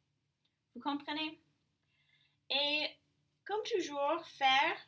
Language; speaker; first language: French; non-native, learner; English